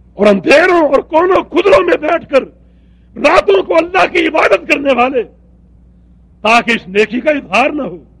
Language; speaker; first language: Urdu; native; Urdu